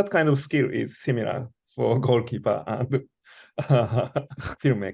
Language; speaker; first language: English; non-native, learner; Japanese